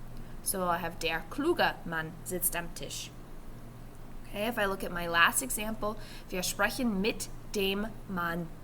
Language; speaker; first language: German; non-native, fluent; English